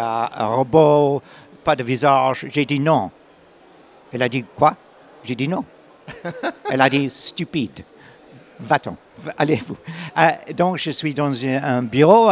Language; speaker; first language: French; non-native, learner; English